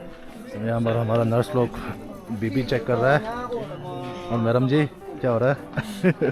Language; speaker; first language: Hindi; non-native, fluent; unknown